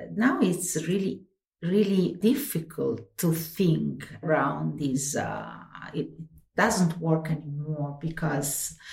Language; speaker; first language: English; non-native, fluent; Italian